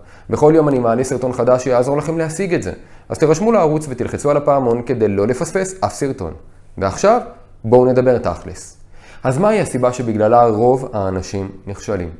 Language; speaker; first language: Hebrew; native; Hebrew